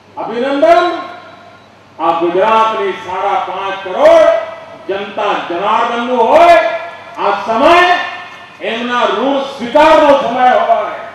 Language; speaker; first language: Gujarati; native; Gujarati